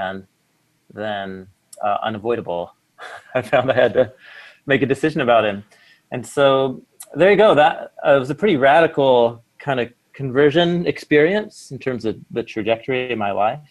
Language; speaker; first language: English; native; English